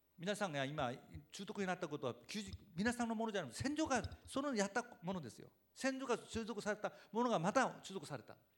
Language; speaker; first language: Japanese; non-native, fluent; Korean